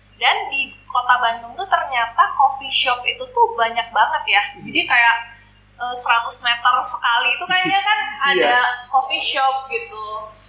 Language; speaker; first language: Indonesian; native; Indonesian